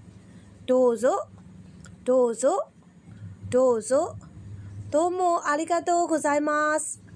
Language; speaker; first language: Japanese; non-native, fluent; Burmese